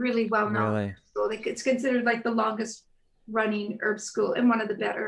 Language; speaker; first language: English; native; English